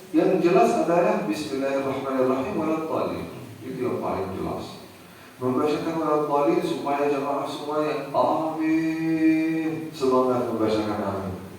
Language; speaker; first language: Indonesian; non-native, fluent; Arabic